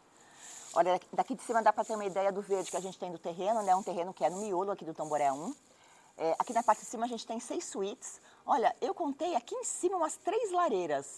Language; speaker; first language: Portuguese; native; Portuguese